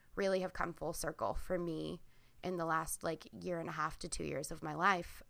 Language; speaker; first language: English; native; English